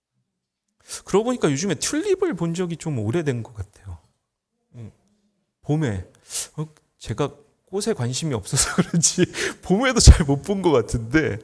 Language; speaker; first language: Korean; native; Korean